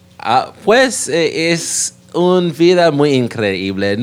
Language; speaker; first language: Spanish; non-native, learner; English